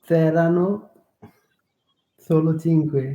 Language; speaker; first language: Italian; non-native, learner; Bangla